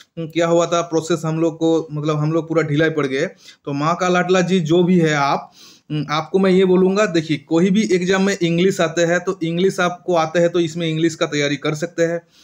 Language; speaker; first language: Hindi; non-native, local second language; Bangla